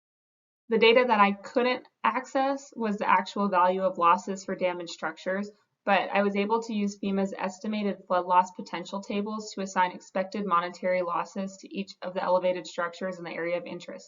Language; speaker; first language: English; native; English